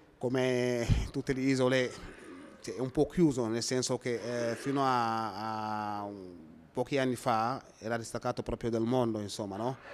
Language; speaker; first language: Italian; non-native, fluent; Wolof